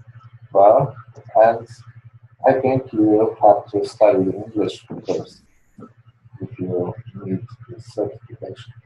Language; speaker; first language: English; non-native, learner; Polish